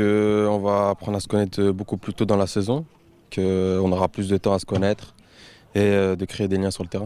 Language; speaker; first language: French; native; French